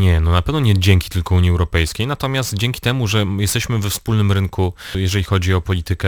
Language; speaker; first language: Polish; native; Polish